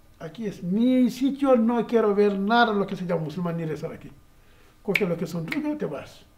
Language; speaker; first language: Spanish; non-native, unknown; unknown